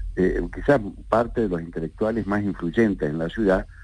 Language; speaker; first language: Spanish; native; Spanish